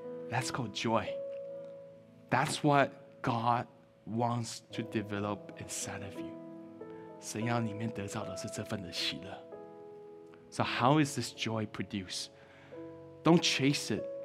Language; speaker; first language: English; early bilingual, other home language; Chinese